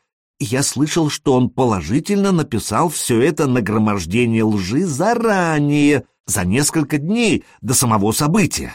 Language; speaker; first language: Russian; native; Russian